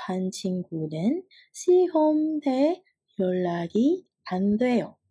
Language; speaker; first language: Korean; non-native, fluent; Indonesian